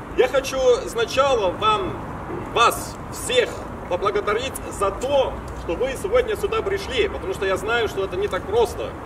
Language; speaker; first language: Russian; non-native, fluent; German